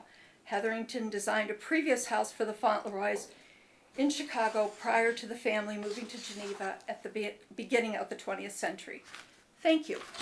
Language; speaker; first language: English; native; English